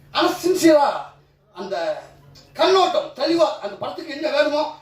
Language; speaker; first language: Tamil; native; Tamil